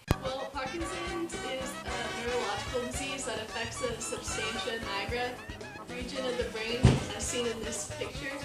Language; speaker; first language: English; native; English